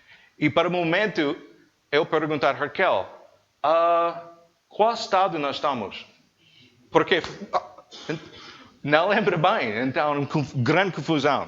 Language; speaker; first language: Portuguese; non-native, learner; English